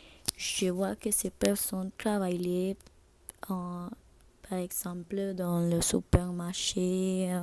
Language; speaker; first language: French; non-native, learner; Spanish